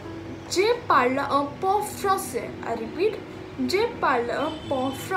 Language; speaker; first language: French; non-native, learner; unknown